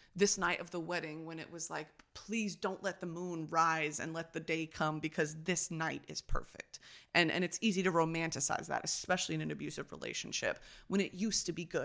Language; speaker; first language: English; native; English